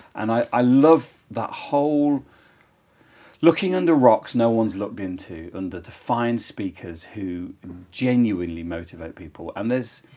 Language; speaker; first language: English; native; English